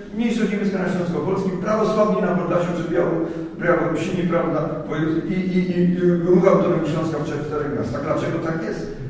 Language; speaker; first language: Polish; native; Polish